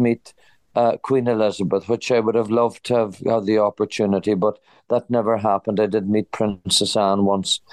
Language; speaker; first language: English; native; English